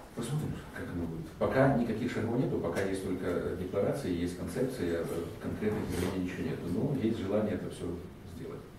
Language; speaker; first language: Russian; non-native, local second language; Ukrainian